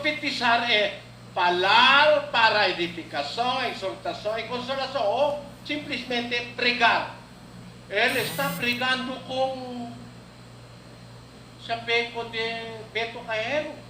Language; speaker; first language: Portuguese; non-native, learner; Filipino